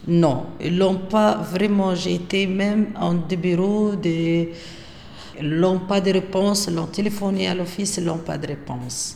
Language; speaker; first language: French; non-native, local second language; Arabic